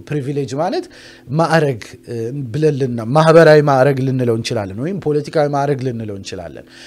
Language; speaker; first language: Amharic; native; Amharic